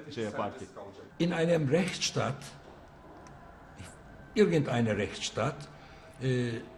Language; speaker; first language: German; non-native, fluent; Turkish